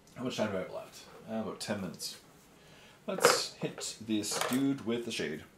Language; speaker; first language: English; native; English